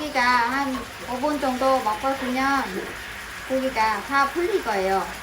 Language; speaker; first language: Korean; non-native, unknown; Vietnamese